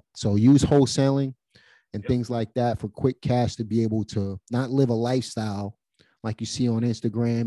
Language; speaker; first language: English; native; English